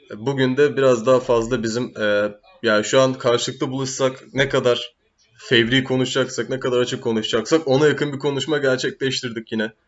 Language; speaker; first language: Turkish; native; Turkish